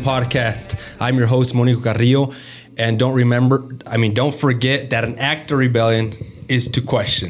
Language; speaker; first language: English; native; English